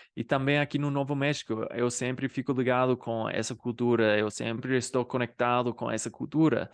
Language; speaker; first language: Portuguese; non-native, fluent; English